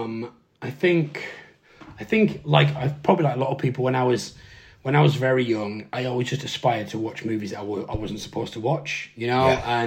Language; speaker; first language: English; native; English